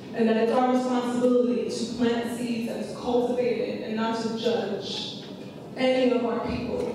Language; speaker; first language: English; native; English